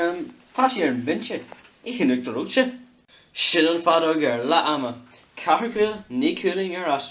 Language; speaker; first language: Irish; non-native, local second language; English